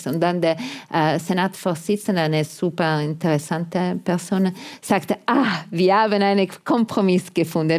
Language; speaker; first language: German; non-native, fluent; Italian